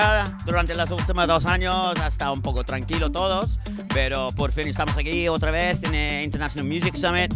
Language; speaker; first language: Spanish; non-native, fluent; English